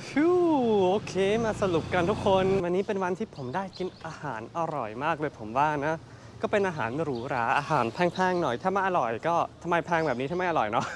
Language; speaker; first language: Thai; non-native, fluent; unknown